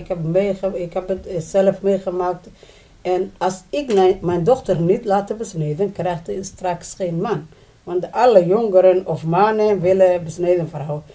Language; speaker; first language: Dutch; non-native, learner; Somali